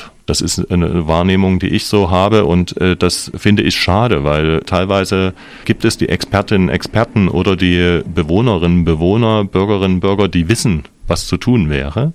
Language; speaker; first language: German; native; German